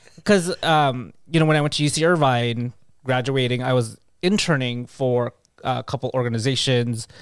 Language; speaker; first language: English; native; English